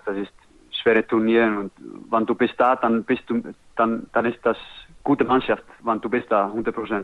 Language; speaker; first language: German; non-native, learner; Icelandic